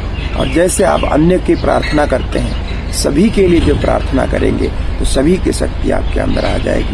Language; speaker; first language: Hindi; non-native, local second language; Malayalam